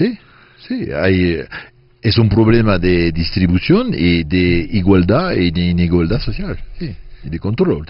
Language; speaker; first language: Spanish; non-native, fluent; French